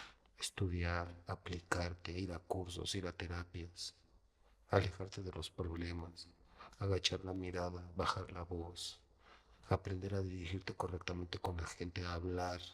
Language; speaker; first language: Spanish; native; Spanish